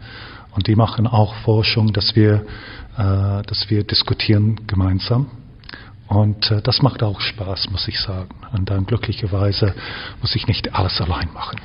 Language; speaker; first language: German; non-native, fluent; English